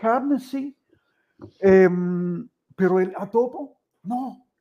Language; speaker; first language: Spanish; non-native, fluent; Danish